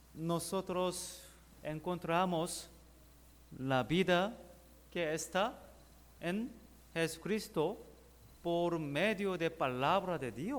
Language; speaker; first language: Spanish; non-native, learner; Korean